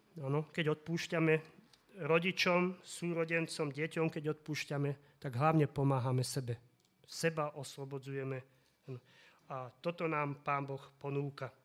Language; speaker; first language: Slovak; native; Slovak